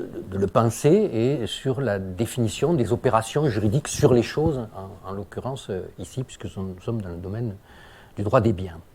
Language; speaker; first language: French; native; French